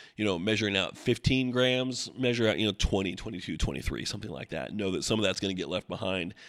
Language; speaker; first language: English; native; English